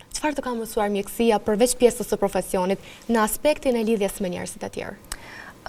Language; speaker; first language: Albanian; native; Albanian